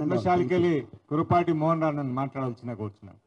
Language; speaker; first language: Telugu; native; Telugu